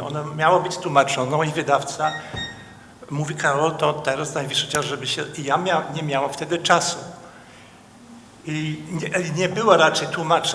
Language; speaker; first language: Polish; non-native, fluent; Dutch